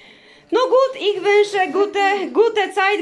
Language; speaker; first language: German; non-native, learner; Polish